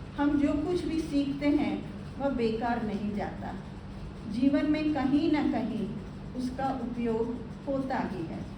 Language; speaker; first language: Hindi; non-native, local second language; Gujarati